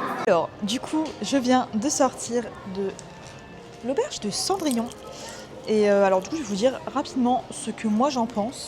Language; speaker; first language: French; native; French